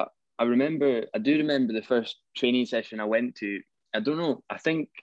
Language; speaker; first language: English; native; English